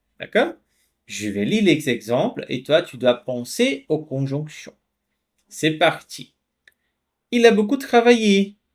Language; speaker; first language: French; non-native, fluent; Portuguese